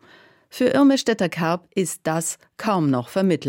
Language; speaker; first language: German; native; German